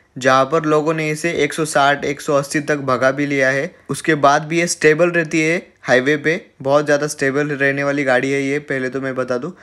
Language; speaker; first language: Hindi; native; Hindi